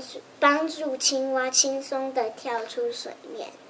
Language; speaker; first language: Chinese; native; Chinese